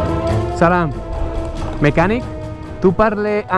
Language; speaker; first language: French; non-native, learner; Spanish